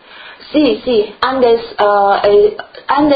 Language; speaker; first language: Spanish; non-native, learner; Chinese